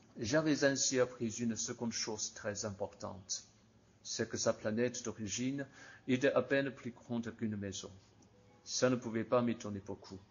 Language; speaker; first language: French; non-native, learner; Chinese